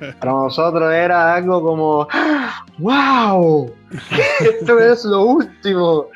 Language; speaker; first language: Spanish; native; Spanish